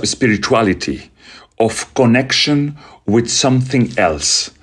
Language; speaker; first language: English; non-native, fluent; Spanish